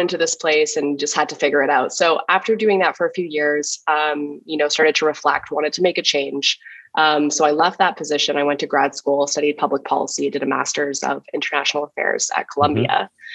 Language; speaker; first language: English; native; English